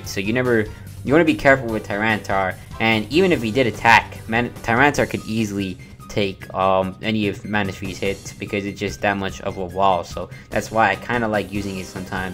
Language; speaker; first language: English; native; English